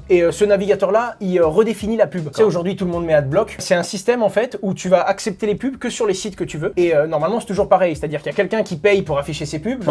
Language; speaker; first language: French; native; French